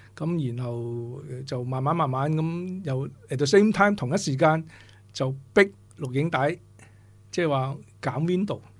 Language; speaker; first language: Cantonese; native; Cantonese